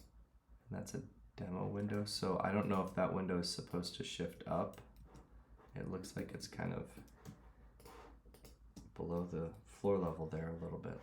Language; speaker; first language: English; native; English